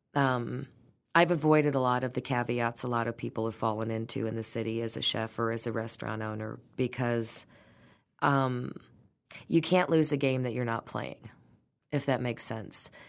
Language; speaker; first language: English; native; English